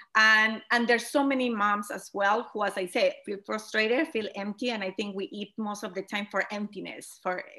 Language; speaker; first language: English; non-native, fluent; Spanish